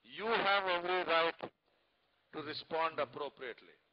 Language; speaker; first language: English; non-native, local second language; Tamil